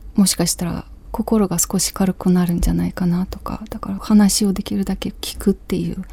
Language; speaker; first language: Japanese; non-native, fluent; Ukrainian